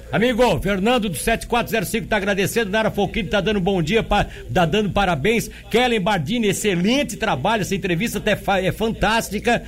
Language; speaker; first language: Portuguese; native; Portuguese